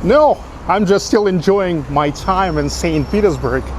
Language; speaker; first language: English; non-native, fluent; Russian